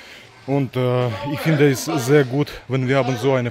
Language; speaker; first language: German; non-native, learner; Russian